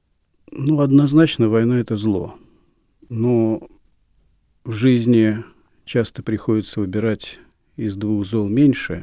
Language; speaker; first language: Russian; native; Russian